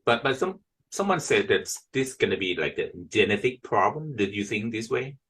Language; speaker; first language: English; non-native, fluent; Thai